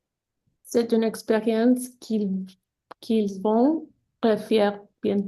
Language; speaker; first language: French; non-native, learner; English